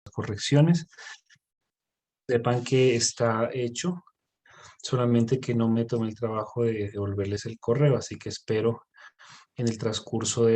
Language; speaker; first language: Spanish; native; Spanish